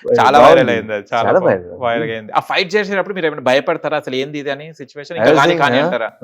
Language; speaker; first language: Telugu; native; Telugu